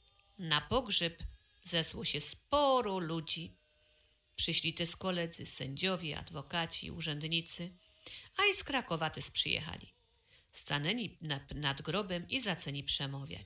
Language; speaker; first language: Polish; native; Polish